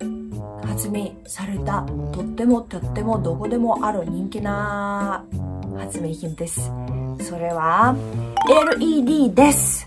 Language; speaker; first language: Japanese; non-native, fluent; Russian